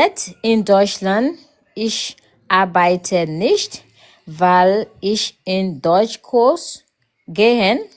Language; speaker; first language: German; non-native, learner; Mandingo